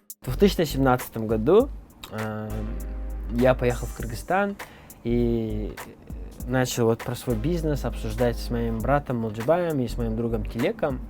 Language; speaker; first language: Russian; non-native, local second language; Kyrgyz